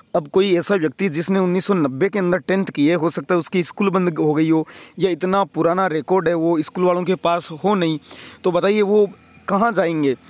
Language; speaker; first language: Hindi; native; Hindi